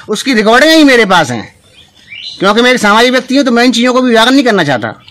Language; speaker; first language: Hindi; native; Hindi